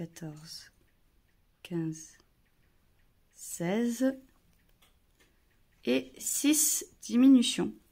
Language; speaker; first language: French; native; French